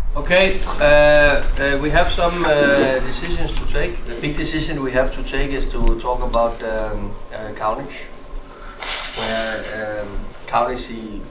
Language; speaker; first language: English; non-native, fluent; Danish